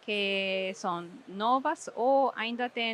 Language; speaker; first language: Portuguese; non-native, fluent; Japanese